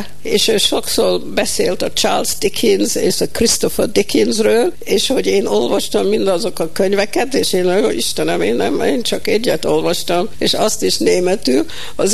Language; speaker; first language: Hungarian; early bilingual, heritage; Hungarian